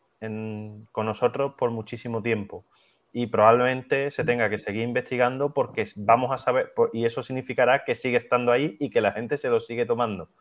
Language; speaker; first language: Spanish; native; Spanish